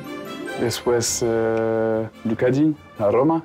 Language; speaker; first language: Spanish; non-native, fluent; French